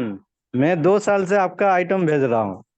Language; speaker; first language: Hindi; non-native, local second language; Odia